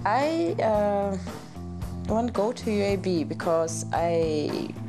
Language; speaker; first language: English; non-native, learner; German